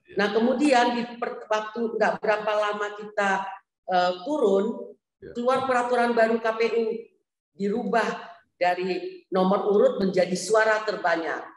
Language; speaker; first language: Indonesian; native; Indonesian